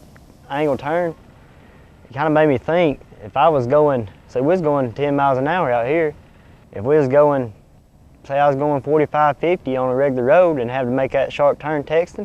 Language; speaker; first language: English; native; English